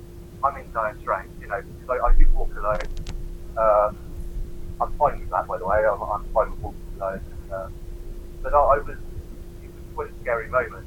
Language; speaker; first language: English; native; English